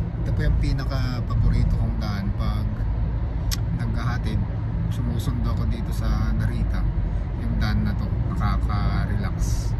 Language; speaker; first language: Filipino; native; Filipino